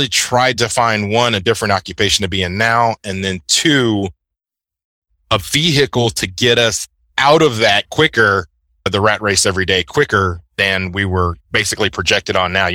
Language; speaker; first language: English; native; English